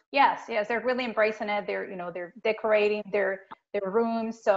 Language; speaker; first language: English; non-native, fluent; Spanish